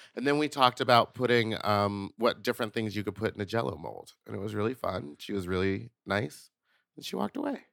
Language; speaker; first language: English; native; English